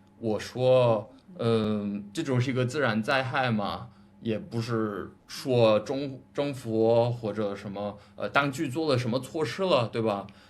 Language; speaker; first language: Chinese; non-native, fluent; English